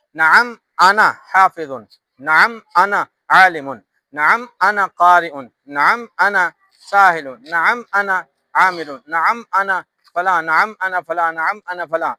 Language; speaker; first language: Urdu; native; Urdu